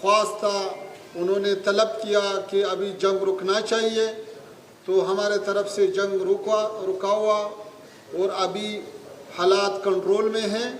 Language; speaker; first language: Hindi; non-native, fluent; Pashto